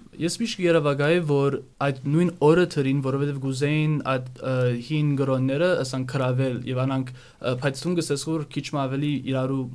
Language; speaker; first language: Armenian; early bilingual, heritage; Armenian